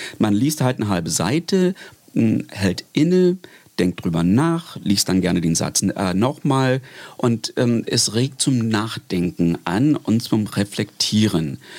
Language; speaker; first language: German; non-native, fluent; English